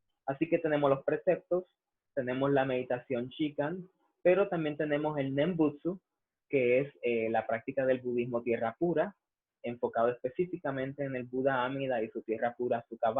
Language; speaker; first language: Spanish; native; Spanish